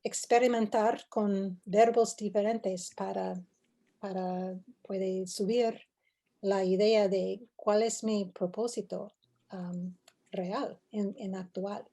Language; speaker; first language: Spanish; non-native, fluent; English